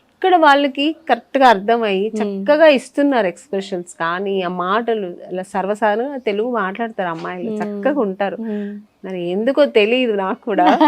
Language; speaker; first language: Telugu; non-native, local second language; Kannada